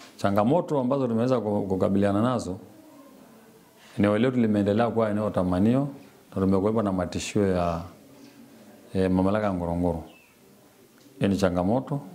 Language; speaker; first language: Swahili; non-native, local second language; Masai